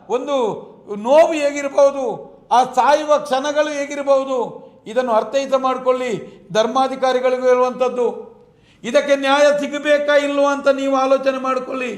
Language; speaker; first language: Kannada; non-native, local second language; Tulu